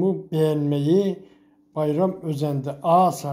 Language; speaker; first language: Turkish; native; Turkish